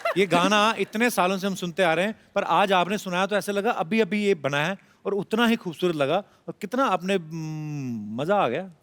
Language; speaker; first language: Hindi; non-native, local second language; Punjabi